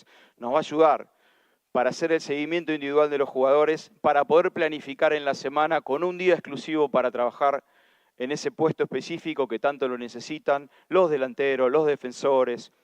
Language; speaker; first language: Spanish; native; Spanish